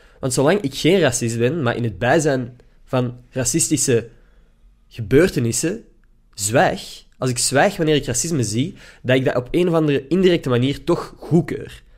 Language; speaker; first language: Dutch; native; Dutch